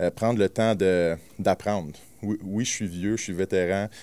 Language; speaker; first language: French; native; French